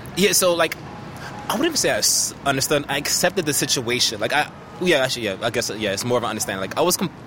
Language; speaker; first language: English; early bilingual, other home language; Haitian Creole